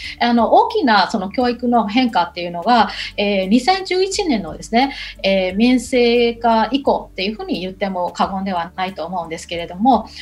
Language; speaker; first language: Japanese; non-native, fluent; Burmese